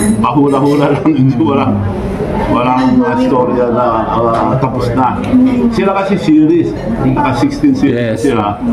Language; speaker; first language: Filipino; non-native, local second language; Iloko